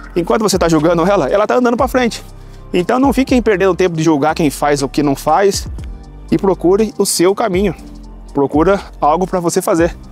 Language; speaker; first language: Portuguese; native; Portuguese